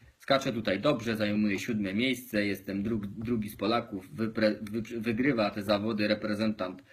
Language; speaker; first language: Polish; native; Polish